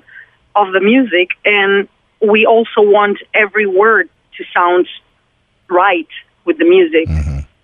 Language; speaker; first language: English; non-native, fluent; Italian